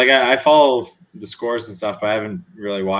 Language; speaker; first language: English; native; English